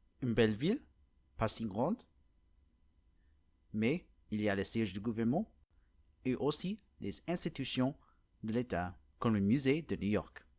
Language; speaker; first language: French; non-native, learner; English